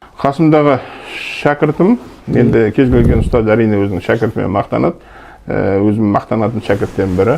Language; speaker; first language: Kazakh; native; Kazakh